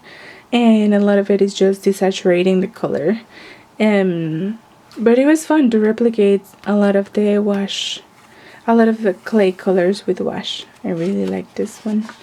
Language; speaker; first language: English; non-native, fluent; Spanish